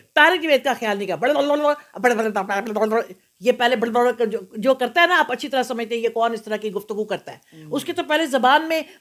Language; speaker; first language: Urdu; non-native, local second language; Punjabi